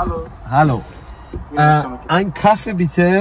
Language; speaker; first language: German; non-native, learner; Persian